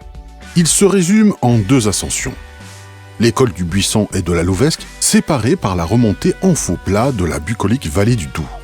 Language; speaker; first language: French; native; French